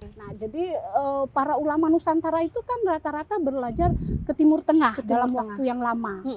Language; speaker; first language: Indonesian; native; Indonesian